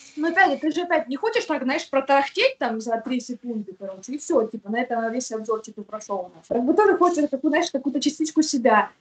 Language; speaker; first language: Russian; native; Russian